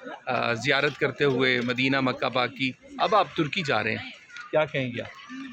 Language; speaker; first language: Urdu; native; Urdu